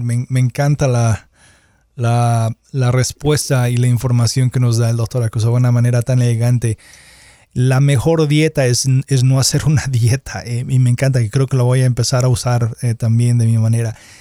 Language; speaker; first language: Spanish; native; Spanish